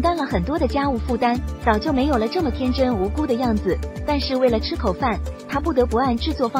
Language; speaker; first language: Chinese; native; Chinese